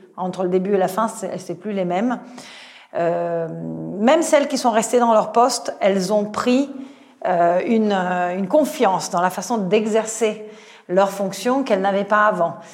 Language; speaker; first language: French; non-native, fluent; Italian